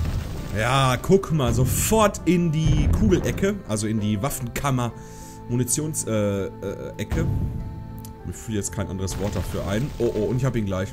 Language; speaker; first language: German; native; German